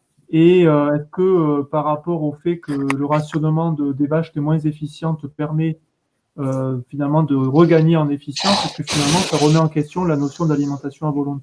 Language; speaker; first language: French; native; French